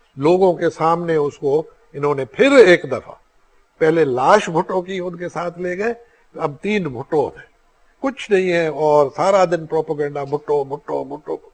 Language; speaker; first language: Urdu; non-native, local second language; Sindhi